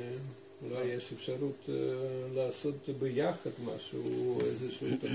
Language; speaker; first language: Hebrew; non-native, fluent; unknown